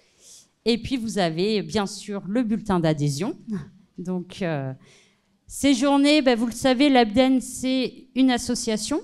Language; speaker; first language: French; native; French